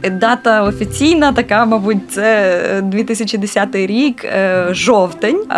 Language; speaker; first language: Ukrainian; native; Ukrainian